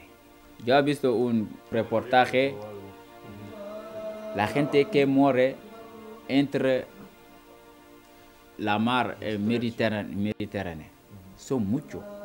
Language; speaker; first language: Spanish; non-native, local second language; Wolof